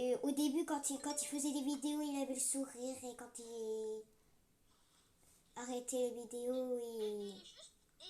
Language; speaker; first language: French; native; French